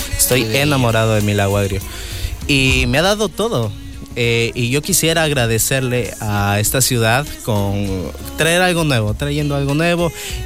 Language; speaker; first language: Spanish; native; Spanish